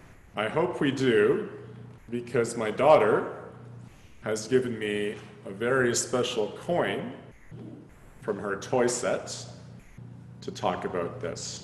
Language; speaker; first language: English; native; English